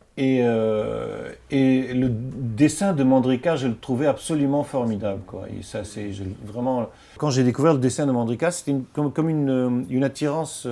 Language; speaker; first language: French; non-native, local second language; Arabic